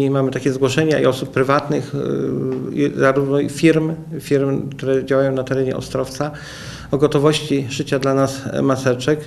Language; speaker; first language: Polish; native; Polish